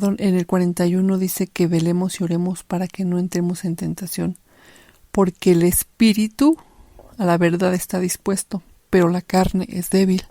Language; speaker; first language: Spanish; native; Spanish